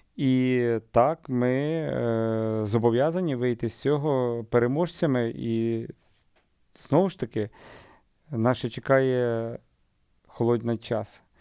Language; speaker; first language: Ukrainian; native; Ukrainian